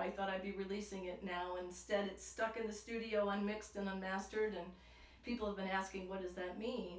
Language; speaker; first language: English; native; English